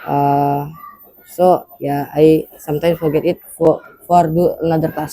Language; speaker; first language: English; non-native, learner; Indonesian